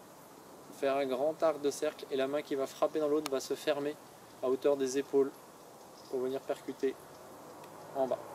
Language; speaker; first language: French; native; French